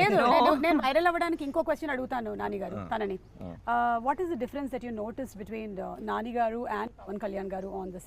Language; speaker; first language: Telugu; native; Telugu